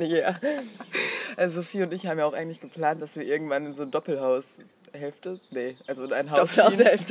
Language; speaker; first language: German; native; German